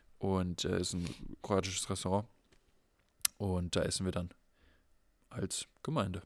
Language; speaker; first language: German; native; German